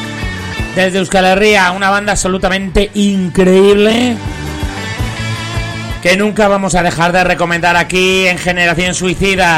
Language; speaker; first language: Spanish; native; Spanish